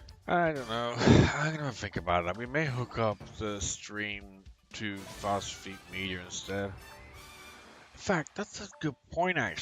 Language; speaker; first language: English; native; English